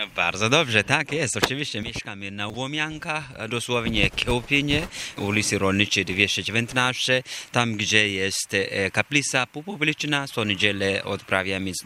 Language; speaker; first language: Polish; non-native, fluent; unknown